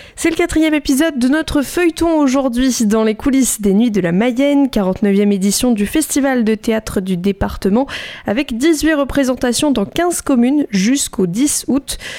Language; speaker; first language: French; native; French